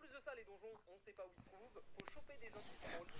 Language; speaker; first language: French; native; French